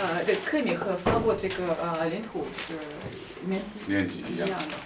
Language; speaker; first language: Chinese; non-native, fluent; Russian